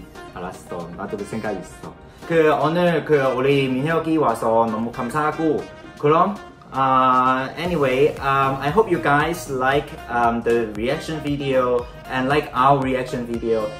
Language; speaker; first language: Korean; non-native, learner; Cantonese